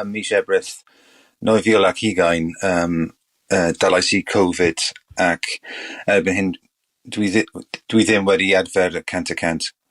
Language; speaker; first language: Welsh; non-native, local second language; English